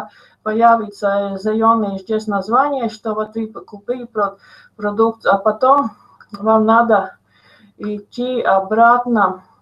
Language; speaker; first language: Russian; non-native, local second language; Latvian